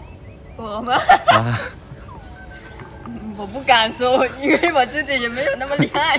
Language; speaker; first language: Chinese; non-native, fluent; Lao